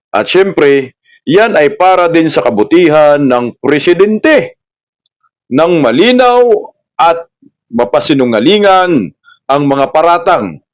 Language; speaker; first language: Filipino; non-native, local second language; Cebuano